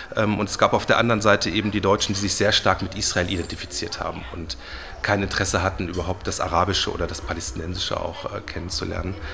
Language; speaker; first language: German; native; German